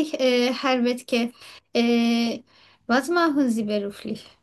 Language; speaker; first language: German; non-native, learner; Turkish